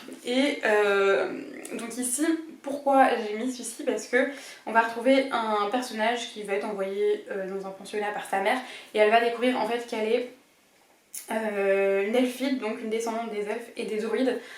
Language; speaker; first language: French; native; French